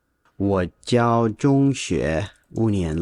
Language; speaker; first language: Chinese; non-native, learner; English